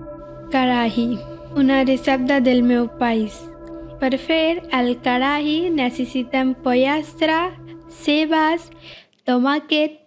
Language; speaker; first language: Catalan; non-native, learner; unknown